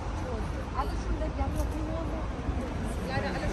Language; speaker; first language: German; native; German